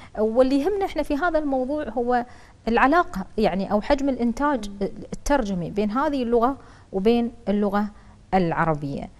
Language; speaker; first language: Arabic; native; Arabic